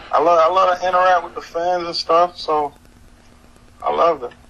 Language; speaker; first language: English; early bilingual, other home language; Haitian Creole